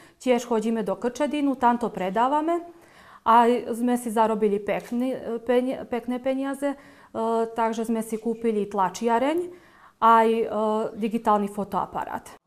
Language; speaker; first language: Slovak; native; Slovak